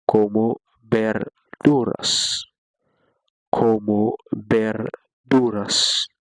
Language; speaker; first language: Spanish; non-native, fluent; Haitian Creole